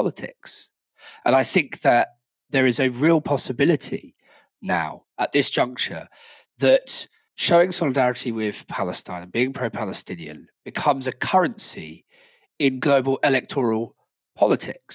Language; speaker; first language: English; native; English